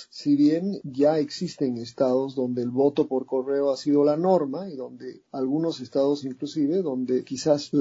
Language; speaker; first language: Spanish; native; Spanish